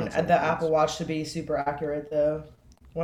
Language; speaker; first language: English; native; English